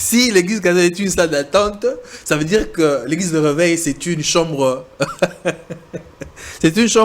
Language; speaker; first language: French; non-native, local second language; Lingala